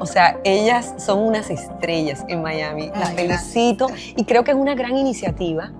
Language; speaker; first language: Spanish; native; Spanish